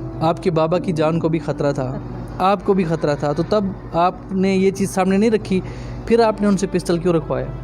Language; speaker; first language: Urdu; native; Urdu